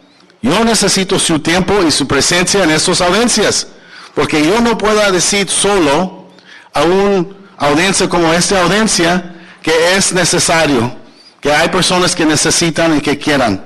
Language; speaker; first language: Spanish; early bilingual, heritage; English